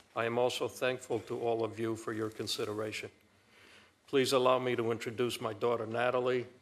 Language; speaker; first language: English; early bilingual, other home language; Romanian